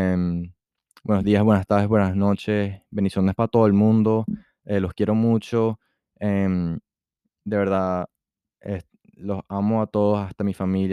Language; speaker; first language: Spanish; early bilingual, heritage; Spanish